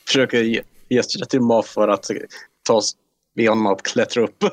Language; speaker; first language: Swedish; non-native, fluent; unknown